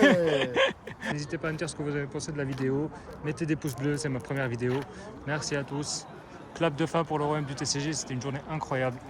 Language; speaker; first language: French; native; French